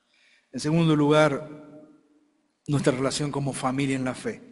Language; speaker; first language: Spanish; native; Spanish